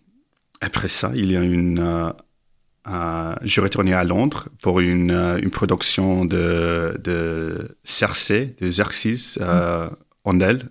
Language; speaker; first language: French; non-native, learner; English